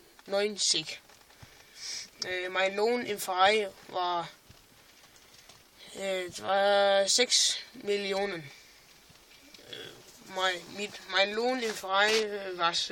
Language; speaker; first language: German; non-native, learner; Danish